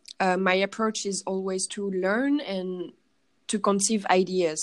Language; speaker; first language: English; non-native, fluent; French